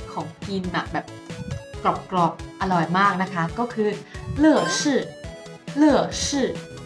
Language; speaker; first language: Thai; non-native, fluent; Chinese